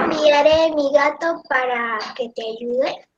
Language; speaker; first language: Spanish; native; Spanish